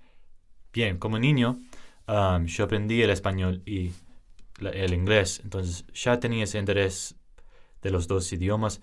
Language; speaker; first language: Spanish; early bilingual, heritage; English